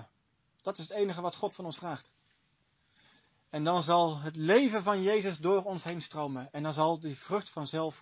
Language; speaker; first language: Dutch; native; Dutch